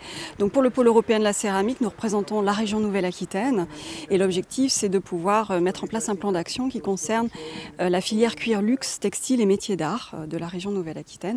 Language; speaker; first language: French; native; French